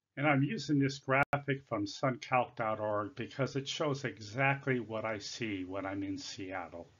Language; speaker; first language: English; native; English